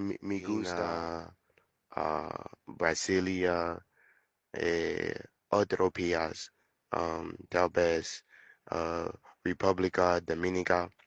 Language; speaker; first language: Spanish; non-native, learner; English